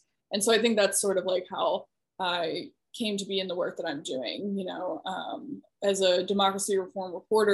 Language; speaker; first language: English; native; English